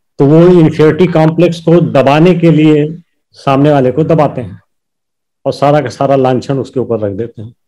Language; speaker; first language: Hindi; native; Hindi